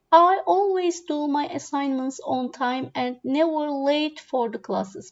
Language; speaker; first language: English; non-native, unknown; Turkish